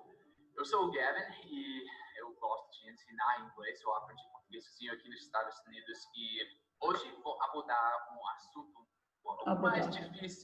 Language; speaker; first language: Portuguese; non-native, fluent; English